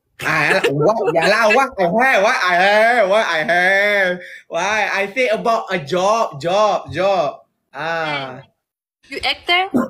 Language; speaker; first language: English; non-native, learner; Malay